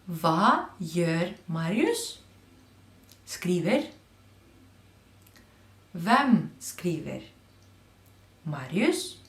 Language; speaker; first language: Norwegian; non-native, fluent; Spanish